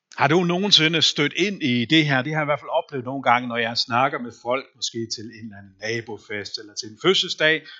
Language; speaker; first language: Danish; non-native, local second language; Faroese